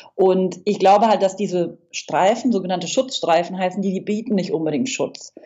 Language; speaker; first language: German; non-native, fluent; English